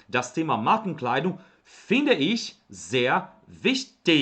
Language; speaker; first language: German; non-native, fluent; Portuguese